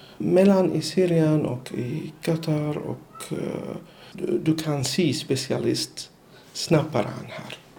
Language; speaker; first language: Swedish; non-native, learner; Arabic